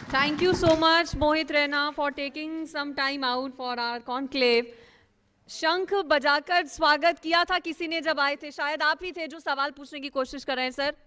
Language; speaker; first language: Hindi; native; Hindi